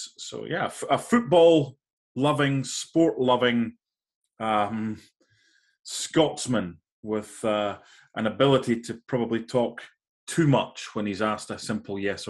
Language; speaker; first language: English; native; English